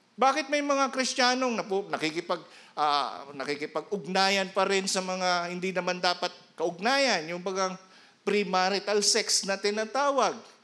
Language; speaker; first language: Filipino; non-native, local second language; Bikol